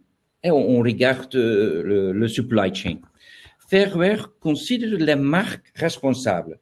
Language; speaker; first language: French; non-native, learner; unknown